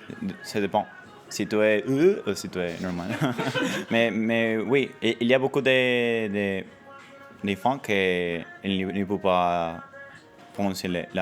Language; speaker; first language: French; non-native, learner; Spanish